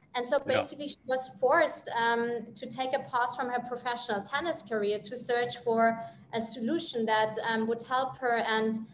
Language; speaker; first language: English; non-native, fluent; German